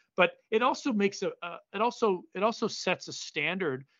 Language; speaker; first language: English; native; English